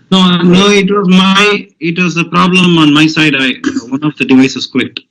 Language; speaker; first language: English; non-native, local second language; Tamil